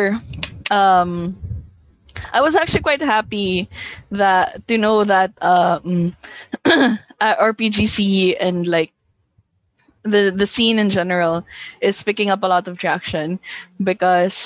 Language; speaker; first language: English; non-native, local second language; Hiligaynon